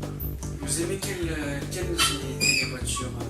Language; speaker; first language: French; native; French